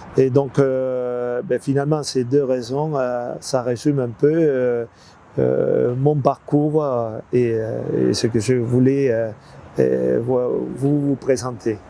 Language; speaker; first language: French; non-native, fluent; Spanish